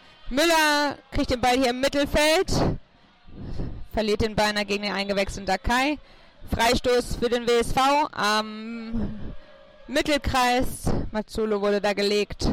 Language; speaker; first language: German; native; German